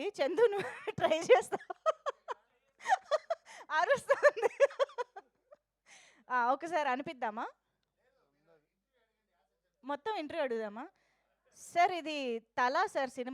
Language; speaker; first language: Telugu; native; Telugu